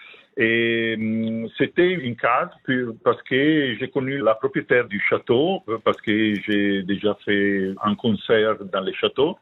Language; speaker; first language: French; non-native, fluent; Italian